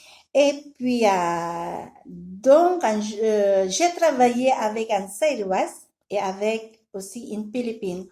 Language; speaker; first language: French; non-native, learner; Filipino